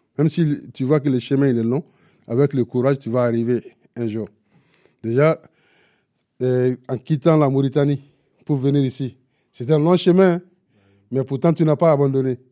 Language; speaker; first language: French; non-native, local second language; Bambara